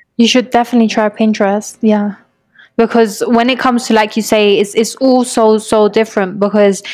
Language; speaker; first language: English; native; English